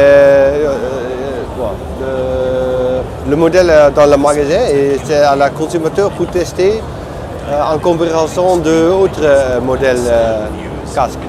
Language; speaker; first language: French; non-native, learner; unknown